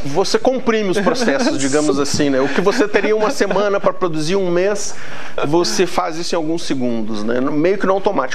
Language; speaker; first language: Portuguese; native; Portuguese